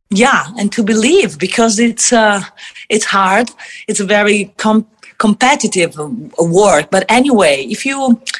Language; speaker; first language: English; non-native, fluent; Italian